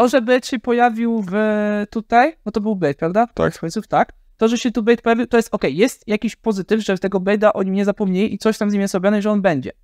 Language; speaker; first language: Polish; native; Polish